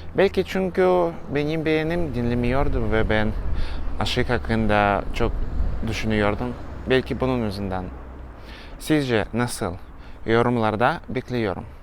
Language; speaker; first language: Turkish; non-native, learner; Russian